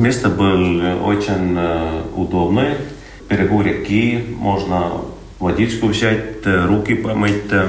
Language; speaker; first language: Russian; non-native, local second language; Estonian